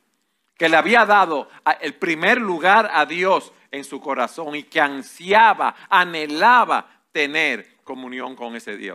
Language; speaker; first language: Spanish; native; Spanish